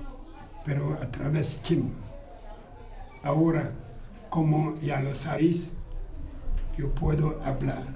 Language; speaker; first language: Spanish; non-native, learner; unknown